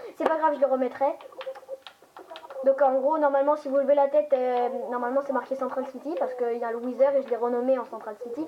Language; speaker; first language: French; native; French